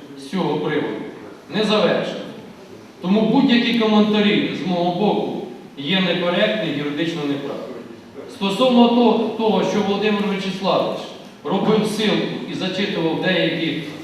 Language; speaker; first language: Ukrainian; native; Ukrainian